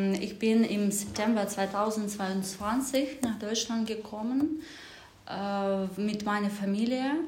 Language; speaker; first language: German; non-native, learner; Ukrainian